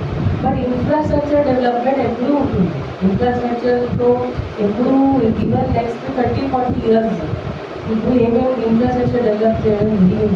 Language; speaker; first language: Telugu; non-native, fluent; Hindi